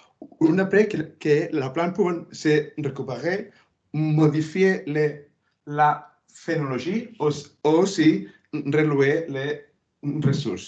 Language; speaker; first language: French; non-native, fluent; Spanish